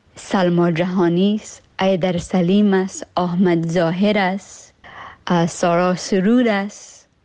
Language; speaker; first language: Persian; early bilingual, heritage; Persian